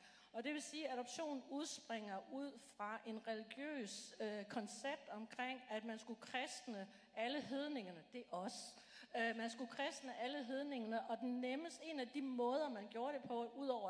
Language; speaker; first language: Danish; native; Danish